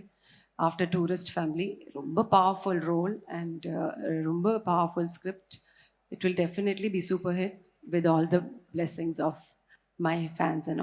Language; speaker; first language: Tamil; non-native, fluent; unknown